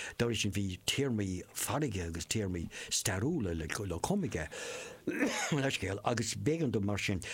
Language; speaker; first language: Irish; non-native, local second language; English